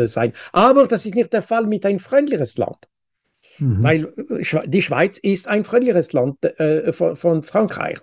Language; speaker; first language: German; non-native, local second language; French